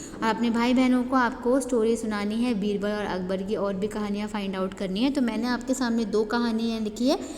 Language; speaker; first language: Hindi; native; Hindi